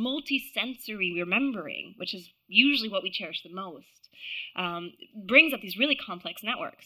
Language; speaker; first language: English; native; English